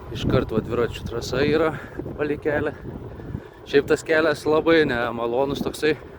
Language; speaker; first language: Lithuanian; native; Lithuanian